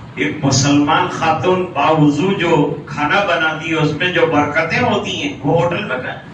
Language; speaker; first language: Urdu; non-native, local second language; Gujarati